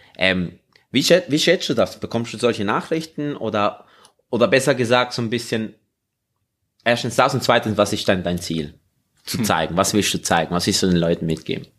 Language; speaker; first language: German; native; German